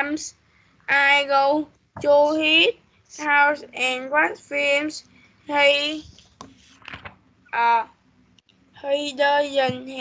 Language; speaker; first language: English; non-native, learner; Vietnamese